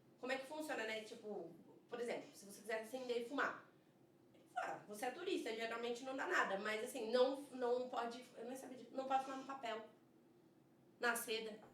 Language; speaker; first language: Portuguese; early bilingual, heritage; Portuguese